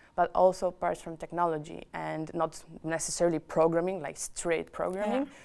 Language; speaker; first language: English; non-native, fluent; Romanian